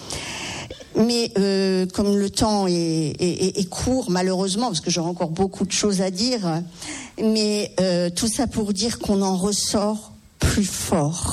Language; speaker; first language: French; native; French